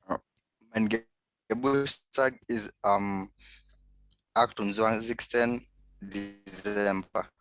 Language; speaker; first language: German; non-native, learner; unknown